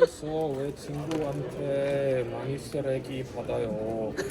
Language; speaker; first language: Korean; non-native, learner; German